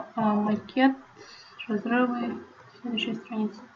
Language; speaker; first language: Russian; non-native, local second language; Kazakh